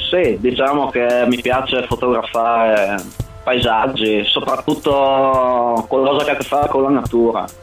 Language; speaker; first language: Italian; native; Italian